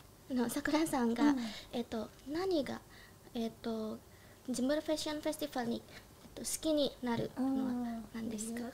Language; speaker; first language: Japanese; non-native, learner; Indonesian